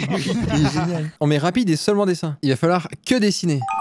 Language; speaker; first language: French; native; French